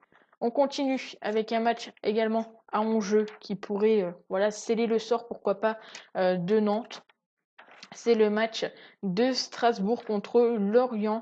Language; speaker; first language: French; native; French